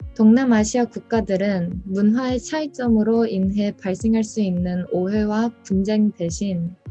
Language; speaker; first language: Korean; early bilingual, other home language; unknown